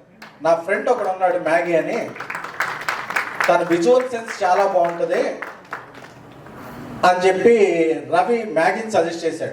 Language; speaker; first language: Telugu; native; Telugu